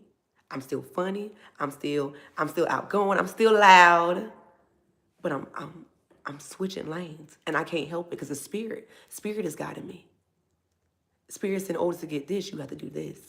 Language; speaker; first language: English; native; English